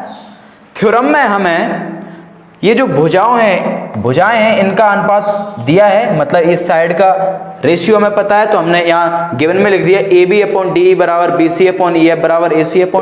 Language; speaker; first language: Hindi; native; Hindi